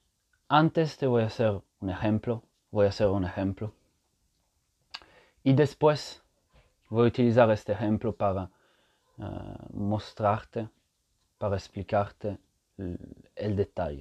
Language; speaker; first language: Spanish; non-native, fluent; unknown